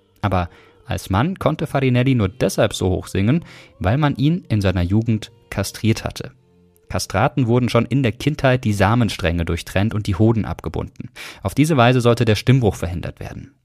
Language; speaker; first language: German; native; German